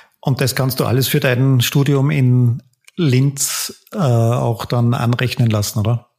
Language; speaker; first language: German; native; German